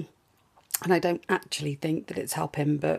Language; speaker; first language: English; native; English